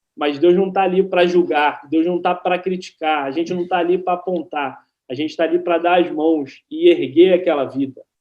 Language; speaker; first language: Portuguese; native; Portuguese